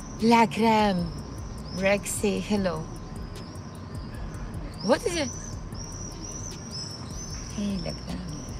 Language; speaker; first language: English; non-native, learner; Russian